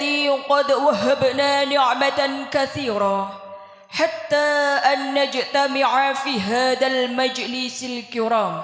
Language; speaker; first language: Arabic; non-native, learner; Indonesian